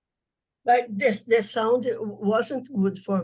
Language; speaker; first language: English; non-native, learner; Portuguese